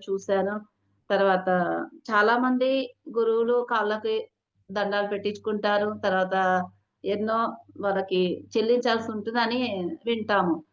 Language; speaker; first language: Telugu; non-native, local second language; Hindi